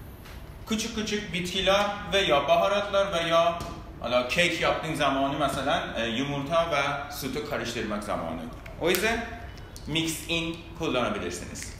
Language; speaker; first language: Turkish; non-native, fluent; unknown